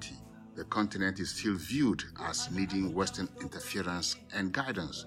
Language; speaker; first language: English; non-native, local second language; Ewe